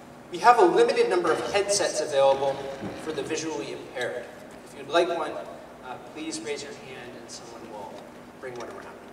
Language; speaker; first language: English; native; English